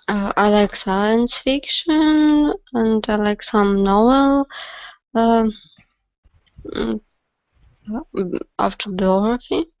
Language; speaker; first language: English; non-native, learner; Russian